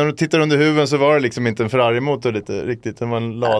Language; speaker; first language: Swedish; native; Swedish